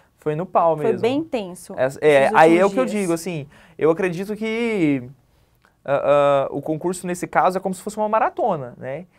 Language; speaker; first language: Portuguese; native; Portuguese